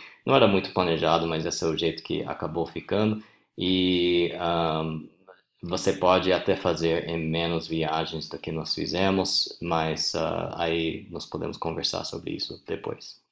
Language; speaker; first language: Portuguese; non-native, fluent; English